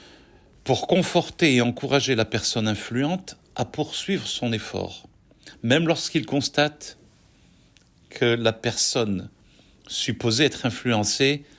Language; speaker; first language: French; native; French